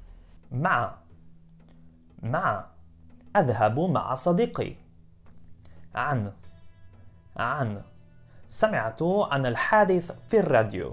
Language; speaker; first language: Arabic; non-native, fluent; Polish